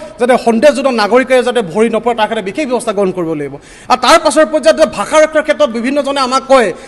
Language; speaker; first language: Assamese; native; Assamese